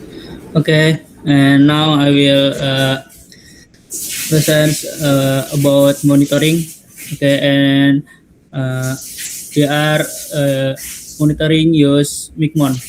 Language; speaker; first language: English; non-native, learner; Indonesian